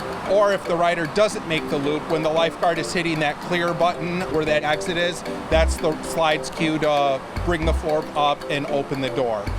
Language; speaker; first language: English; native; English